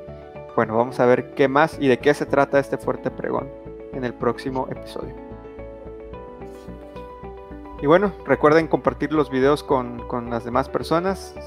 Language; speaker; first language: Spanish; native; Spanish